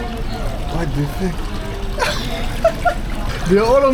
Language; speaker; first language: English; non-native, learner; French